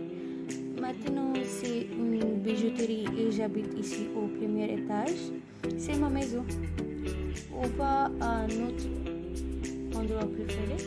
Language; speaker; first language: French; non-native, fluent; Konkani